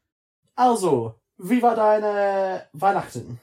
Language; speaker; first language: German; non-native, learner; English